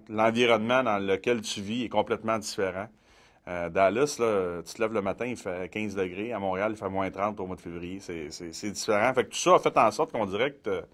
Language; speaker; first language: French; native; French